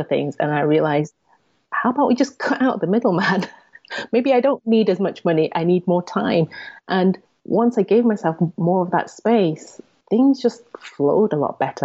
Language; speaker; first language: English; native; English